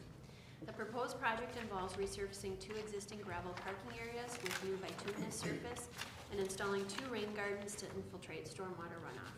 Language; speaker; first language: English; native; English